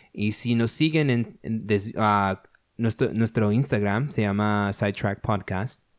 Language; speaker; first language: Spanish; early bilingual, heritage; Spanish